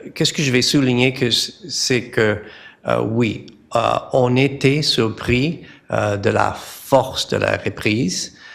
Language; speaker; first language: French; non-native, learner; English